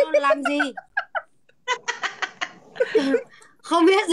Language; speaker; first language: Vietnamese; non-native, learner; Indonesian